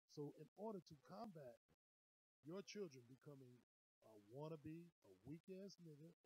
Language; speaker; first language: English; native; English